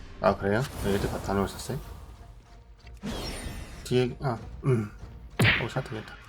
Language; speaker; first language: Korean; native; Korean